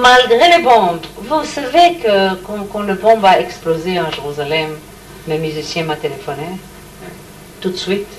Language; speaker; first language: French; non-native, learner; Hebrew